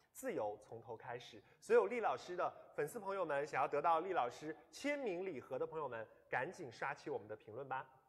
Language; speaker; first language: Chinese; native; Chinese